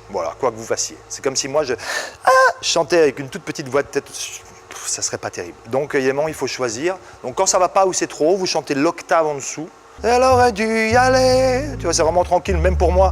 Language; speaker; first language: French; native; French